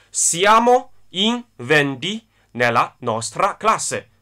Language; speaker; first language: Italian; non-native, fluent; Chinese